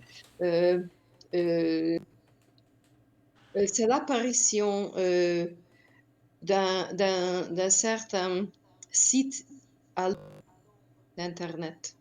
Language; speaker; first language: French; non-native, fluent; Hungarian